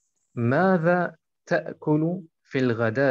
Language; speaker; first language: Arabic; non-native, fluent; German